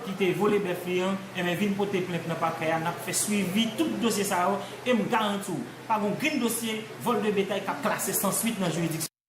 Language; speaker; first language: Haitian Creole; native; Haitian Creole